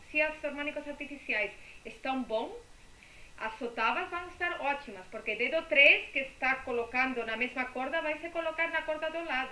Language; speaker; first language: Portuguese; non-native, fluent; Spanish